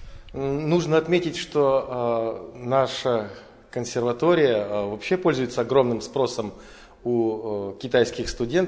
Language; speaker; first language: Russian; native; Russian